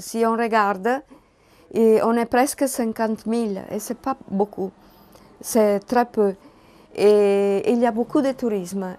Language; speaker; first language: French; non-native, learner; Italian